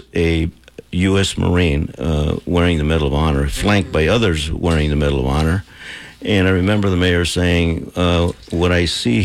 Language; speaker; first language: English; non-native, local second language; Spanish